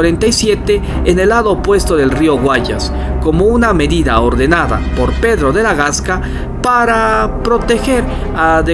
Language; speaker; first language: Spanish; native; Spanish